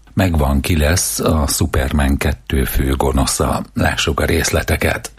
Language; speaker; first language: Hungarian; native; Hungarian